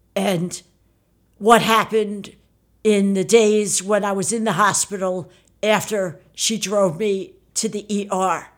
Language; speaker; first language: English; early bilingual, other home language; Italian